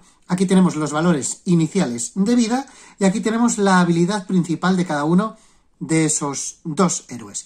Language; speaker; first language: Spanish; native; Spanish